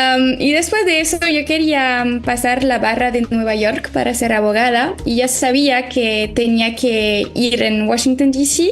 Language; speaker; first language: Spanish; non-native, fluent; French